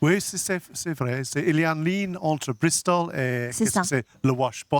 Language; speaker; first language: French; non-native, learner; English